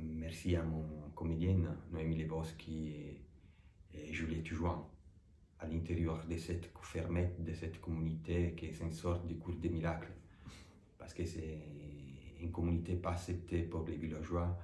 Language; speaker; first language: French; non-native, fluent; Italian